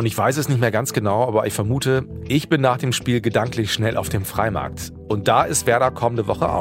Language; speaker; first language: German; native; German